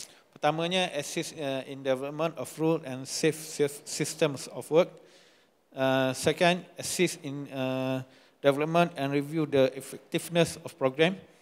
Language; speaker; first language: English; non-native, local second language; Malay